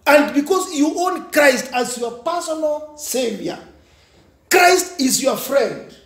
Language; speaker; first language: English; non-native, local second language; Swahili